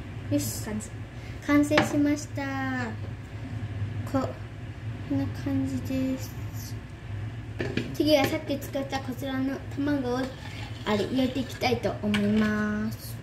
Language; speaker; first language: Japanese; non-native, fluent; Cebuano